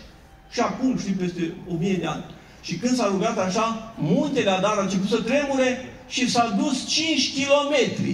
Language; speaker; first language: Romanian; native; Romanian